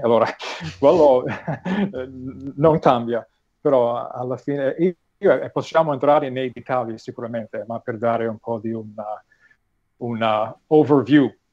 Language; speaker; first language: Italian; non-native, fluent; English